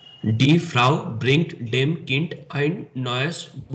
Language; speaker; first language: German; non-native, learner; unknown